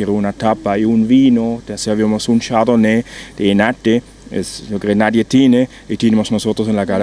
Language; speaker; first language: Spanish; non-native, learner; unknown